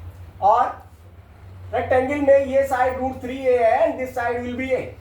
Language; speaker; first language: Hindi; native; Hindi